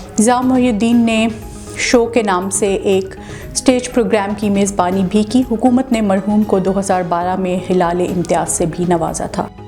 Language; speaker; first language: Urdu; native; Urdu